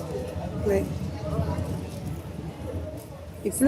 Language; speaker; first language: French; early bilingual, other home language; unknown